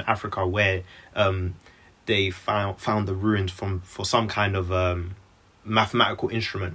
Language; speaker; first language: English; native; English